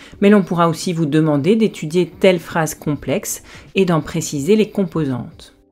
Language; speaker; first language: French; native; French